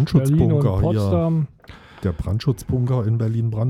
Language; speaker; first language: German; native; German